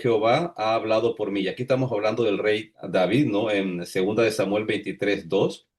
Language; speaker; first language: Spanish; native; Spanish